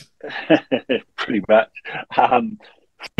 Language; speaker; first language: English; native; English